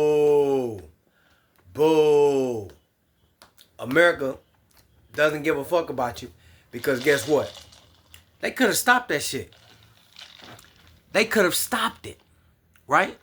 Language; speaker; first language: English; native; English